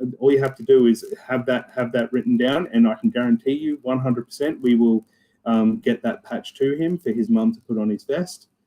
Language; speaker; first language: English; native; English